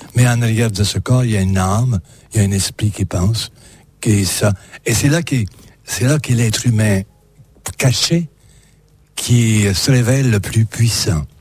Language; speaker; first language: French; native; French